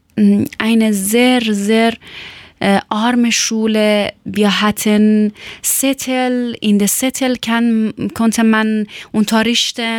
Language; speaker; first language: German; non-native, fluent; Persian